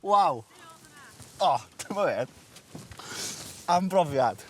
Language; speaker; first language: Welsh; native; Welsh